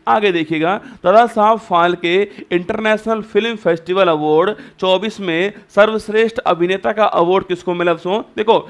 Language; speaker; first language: Hindi; native; Hindi